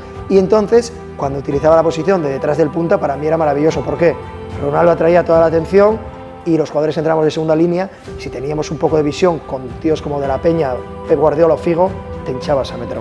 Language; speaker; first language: Spanish; native; Spanish